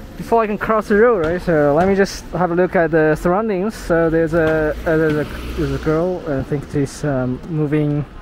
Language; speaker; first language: English; non-native, fluent; Chinese